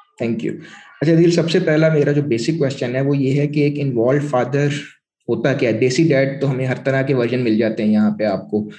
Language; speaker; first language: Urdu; native; Urdu